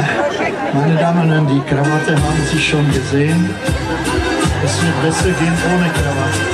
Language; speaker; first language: German; non-native, fluent; Czech